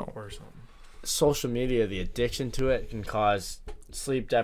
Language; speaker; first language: English; native; English